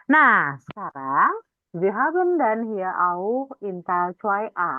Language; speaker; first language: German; non-native, learner; Indonesian